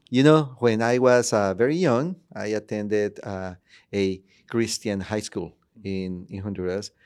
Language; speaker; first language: English; non-native, fluent; Spanish